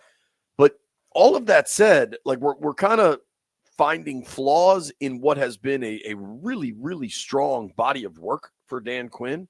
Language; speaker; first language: English; native; English